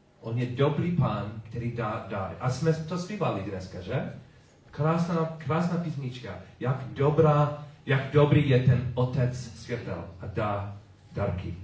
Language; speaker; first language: Czech; non-native, learner; English